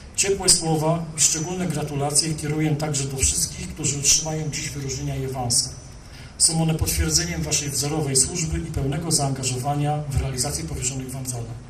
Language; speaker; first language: Polish; native; Polish